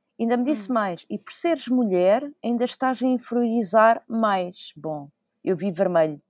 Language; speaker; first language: Portuguese; native; Portuguese